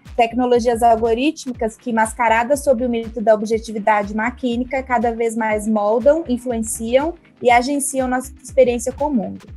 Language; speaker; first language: Portuguese; native; Portuguese